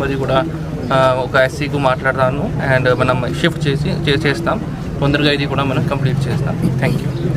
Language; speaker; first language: Telugu; non-native, fluent; Hindi